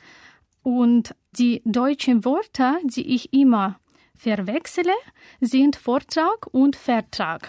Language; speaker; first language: German; non-native, learner; Russian